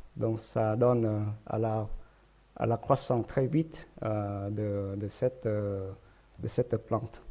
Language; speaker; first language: French; non-native, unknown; Vietnamese